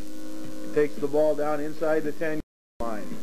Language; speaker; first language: English; native; English